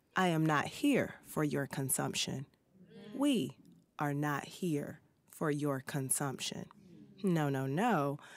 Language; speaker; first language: English; native; English